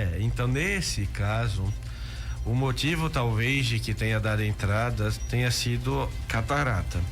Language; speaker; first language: Portuguese; native; Portuguese